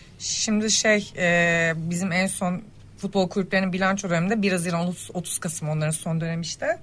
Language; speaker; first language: Turkish; native; Turkish